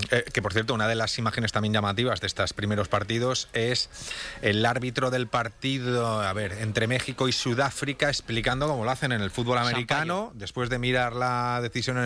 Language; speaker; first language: Spanish; native; Spanish